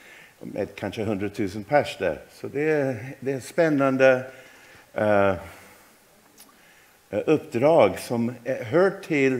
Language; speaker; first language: Swedish; non-native, fluent; English